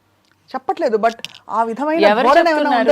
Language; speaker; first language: Telugu; native; Telugu